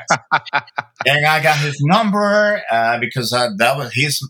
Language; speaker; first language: English; early bilingual, other home language; Spanish